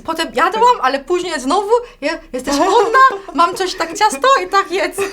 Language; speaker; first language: Polish; non-native, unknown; Korean